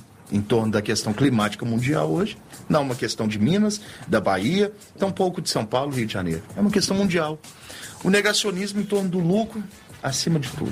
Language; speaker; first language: Portuguese; native; Portuguese